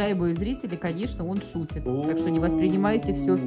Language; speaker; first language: Russian; native; Russian